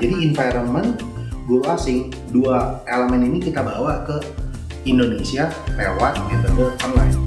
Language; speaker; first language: Indonesian; native; Indonesian